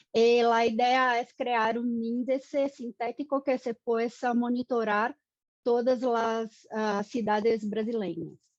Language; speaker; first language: Spanish; non-native, fluent; Portuguese